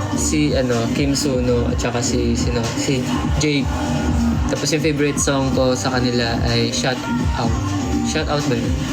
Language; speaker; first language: Filipino; non-native, local second language; Hiligaynon